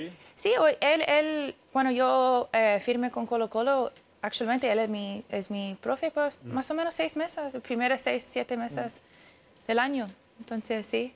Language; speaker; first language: Spanish; early bilingual, heritage; English